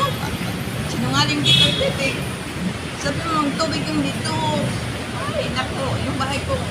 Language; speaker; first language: Filipino; non-native, local second language; Cebuano